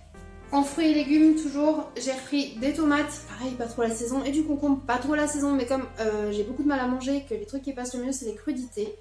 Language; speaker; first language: French; native; French